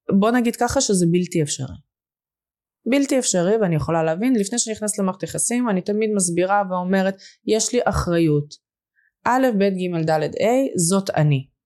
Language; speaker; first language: Hebrew; early bilingual, other home language; Russian